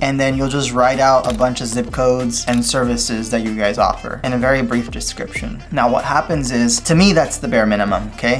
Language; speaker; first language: English; native; English